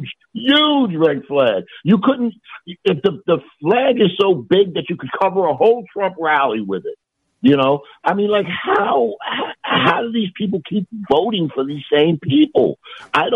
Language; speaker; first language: English; native; English